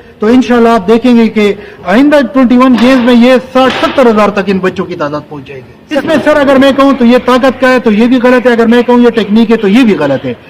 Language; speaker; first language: Urdu; non-native, local second language; Pashto